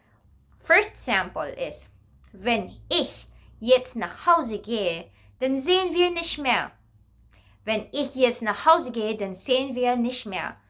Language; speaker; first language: German; non-native, learner; Filipino